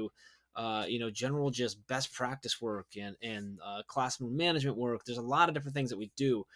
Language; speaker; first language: English; native; English